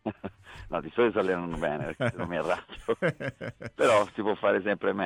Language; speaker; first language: Italian; native; Italian